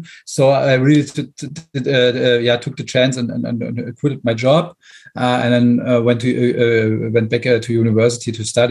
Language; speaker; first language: English; non-native, fluent; German